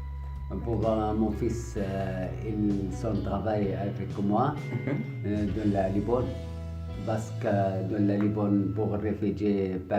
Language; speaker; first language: French; non-native, learner; Arabic